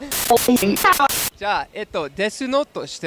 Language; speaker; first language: Japanese; non-native, learner; English